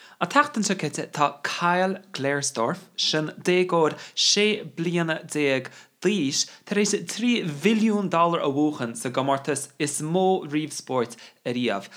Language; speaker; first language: Irish; non-native, local second language; English